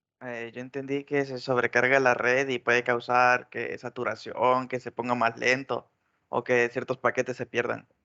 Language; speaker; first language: Spanish; native; Spanish